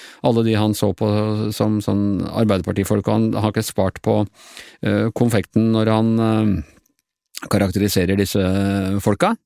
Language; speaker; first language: Norwegian; native; Norwegian